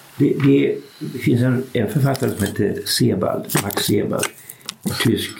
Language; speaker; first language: Swedish; native; Swedish